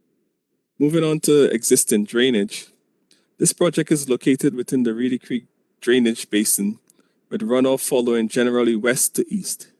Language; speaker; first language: English; native; English